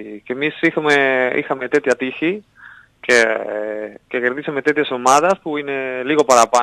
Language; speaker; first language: Greek; non-native, learner; Spanish